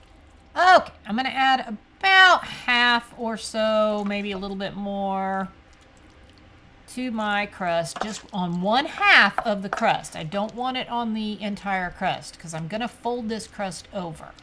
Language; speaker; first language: English; native; English